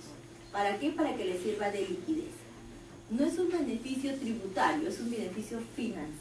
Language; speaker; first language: Spanish; native; Spanish